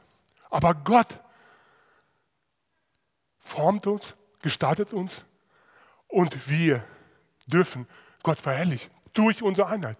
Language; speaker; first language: German; non-native, fluent; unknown